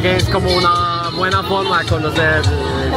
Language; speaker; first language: Spanish; non-native, fluent; Swedish